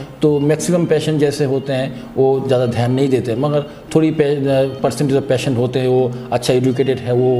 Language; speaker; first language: Hindi; non-native, fluent; Bangla